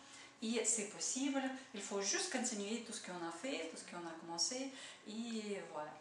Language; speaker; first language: French; non-native, learner; Russian